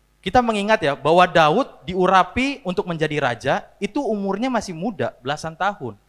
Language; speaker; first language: Indonesian; native; Indonesian